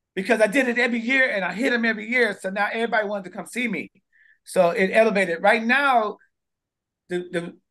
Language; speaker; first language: English; native; English